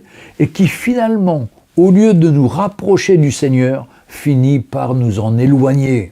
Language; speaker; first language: French; native; French